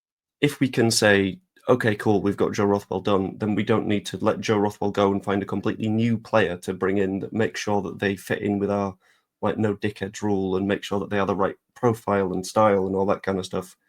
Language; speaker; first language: English; native; English